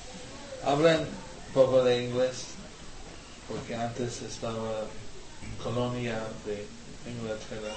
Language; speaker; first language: Spanish; non-native, learner; English